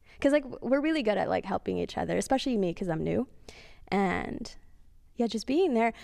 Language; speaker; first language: English; early bilingual, other home language; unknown